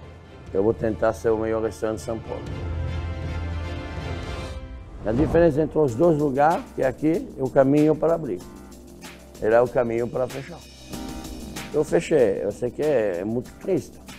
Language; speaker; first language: Portuguese; non-native, fluent; French